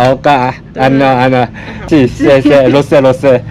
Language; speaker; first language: Spanish; non-native, learner; Korean